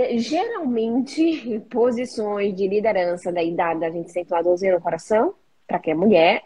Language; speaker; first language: Portuguese; native; Portuguese